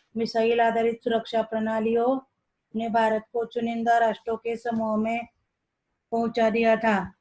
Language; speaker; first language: Hindi; non-native, local second language; Marathi